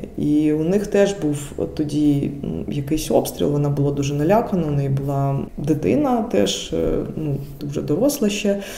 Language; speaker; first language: Ukrainian; non-native, local second language; Russian